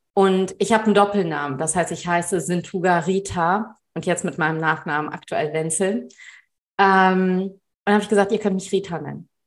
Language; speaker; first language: German; early bilingual, other home language; Tamil